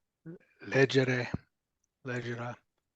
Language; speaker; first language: Italian; non-native, learner; English